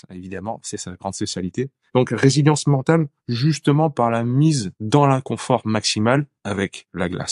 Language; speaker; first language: French; native; French